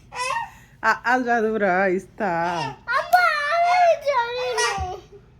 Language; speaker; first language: Telugu; early bilingual, heritage; Telugu